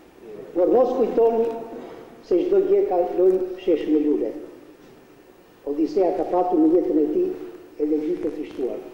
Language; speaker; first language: Albanian; native; Albanian